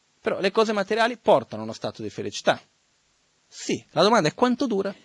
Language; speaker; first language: Italian; non-native, fluent; Portuguese